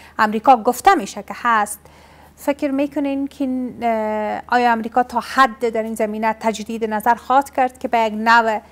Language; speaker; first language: Persian; native; Persian